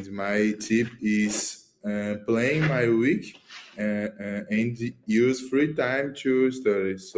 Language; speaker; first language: English; non-native, learner; Portuguese